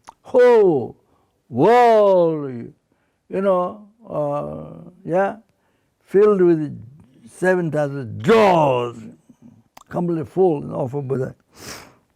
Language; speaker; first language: English; non-native, fluent; Sherpa